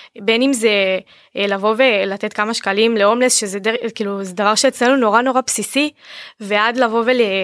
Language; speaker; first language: Hebrew; native; Hebrew